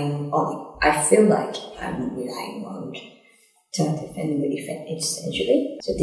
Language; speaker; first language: English; non-native, local second language; Cantonese